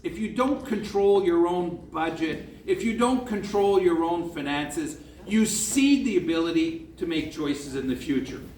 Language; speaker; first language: English; non-native, local second language; French